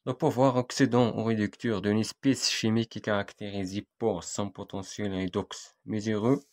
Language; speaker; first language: French; non-native, local second language; Arabic